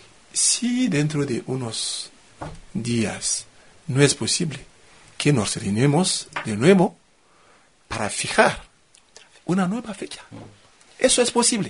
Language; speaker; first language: Spanish; non-native, fluent; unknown